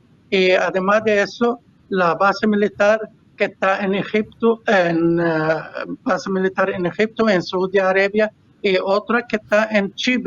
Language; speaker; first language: Spanish; non-native, fluent; Arabic